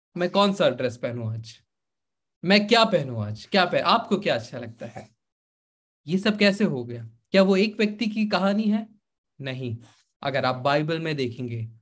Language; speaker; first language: Hindi; native; Hindi